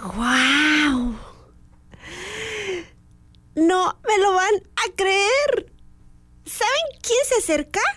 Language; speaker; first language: Spanish; native; Spanish